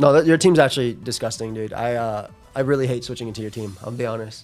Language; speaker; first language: English; native; English